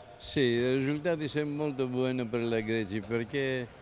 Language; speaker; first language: Italian; non-native, learner; Greek